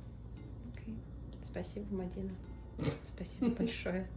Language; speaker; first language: Russian; early bilingual, heritage; Russian